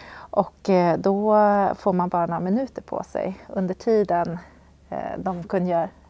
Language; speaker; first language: Swedish; native; Swedish